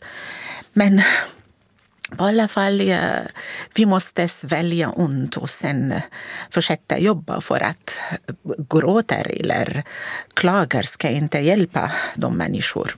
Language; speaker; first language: Swedish; non-native, learner; Arabic